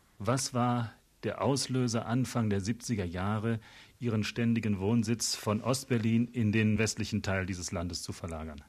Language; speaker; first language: German; native; German